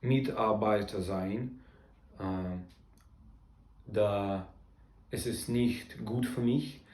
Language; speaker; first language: German; non-native, learner; Russian